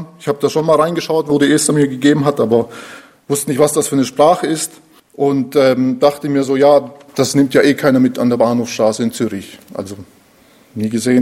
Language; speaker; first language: German; native; German